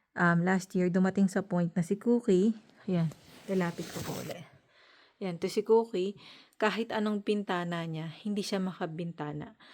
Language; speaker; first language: Filipino; native; Filipino